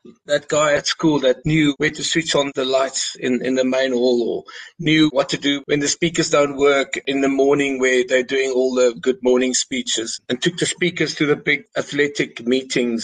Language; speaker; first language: English; non-native, local second language; Afrikaans